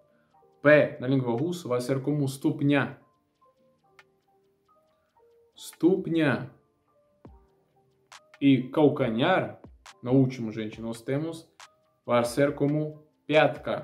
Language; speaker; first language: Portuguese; non-native, learner; Russian